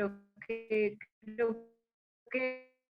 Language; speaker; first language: Spanish; native; Spanish